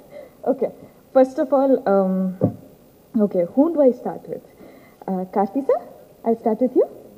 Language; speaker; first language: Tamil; non-native, learner; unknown